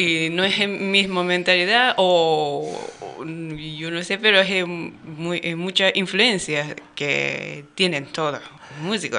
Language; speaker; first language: Spanish; non-native, learner; Japanese